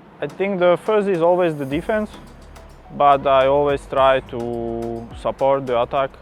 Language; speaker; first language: English; non-native, fluent; Slovak